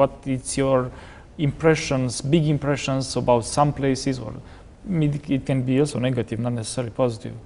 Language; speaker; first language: English; non-native, fluent; Romanian